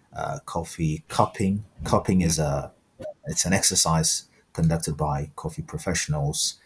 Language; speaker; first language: English; non-native, fluent; Amharic